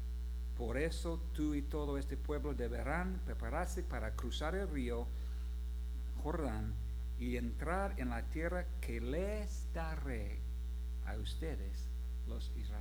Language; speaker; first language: Spanish; non-native, fluent; English